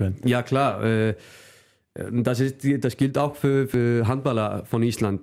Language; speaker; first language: German; non-native, fluent; Icelandic